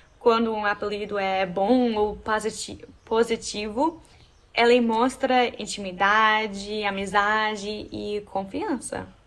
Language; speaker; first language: Portuguese; non-native, fluent; English